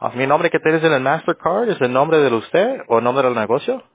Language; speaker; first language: Spanish; early bilingual, other home language; English